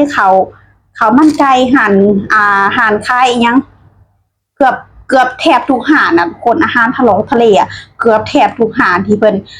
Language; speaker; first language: Thai; non-native, local second language; Lao